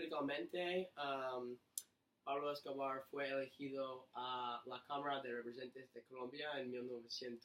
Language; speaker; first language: Spanish; non-native, learner; English